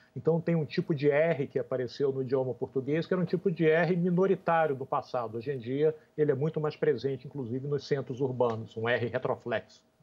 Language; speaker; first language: Portuguese; native; Portuguese